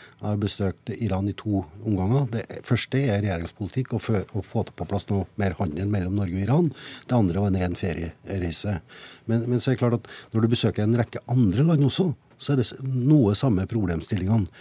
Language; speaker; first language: Norwegian; native; Norwegian